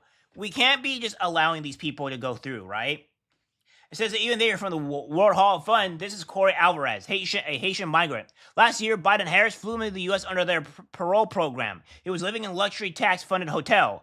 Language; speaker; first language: English; native; English